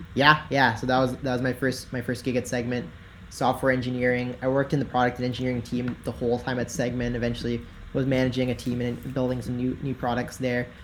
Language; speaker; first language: English; native; English